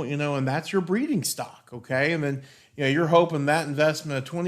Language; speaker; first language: English; native; English